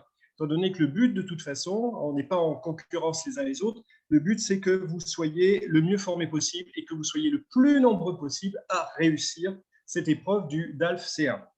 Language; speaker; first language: French; native; French